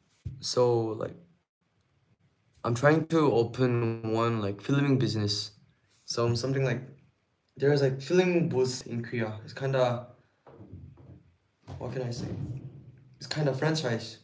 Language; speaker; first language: English; non-native, fluent; Korean